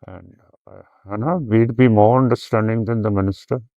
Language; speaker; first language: English; non-native, local second language; Punjabi